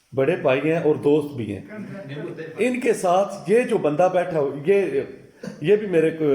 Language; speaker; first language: Urdu; non-native, local second language; Punjabi